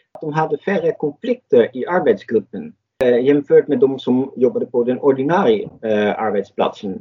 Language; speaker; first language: Swedish; non-native, fluent; Dutch